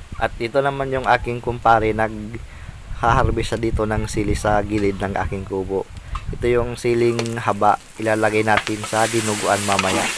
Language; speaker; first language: Filipino; non-native, local second language; Bikol